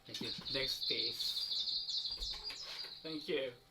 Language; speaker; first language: English; non-native, learner; Japanese